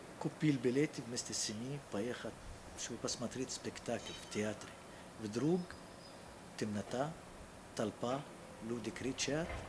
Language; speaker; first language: Russian; non-native, fluent; Arabic